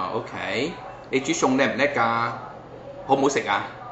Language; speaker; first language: Cantonese; native; Cantonese